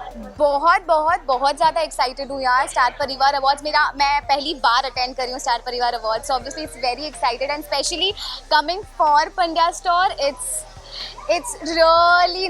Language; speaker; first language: Hindi; native; Hindi